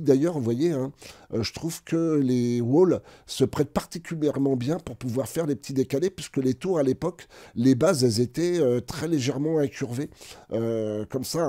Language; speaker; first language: French; native; French